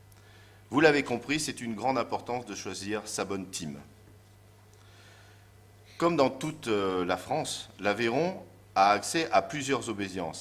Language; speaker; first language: French; native; French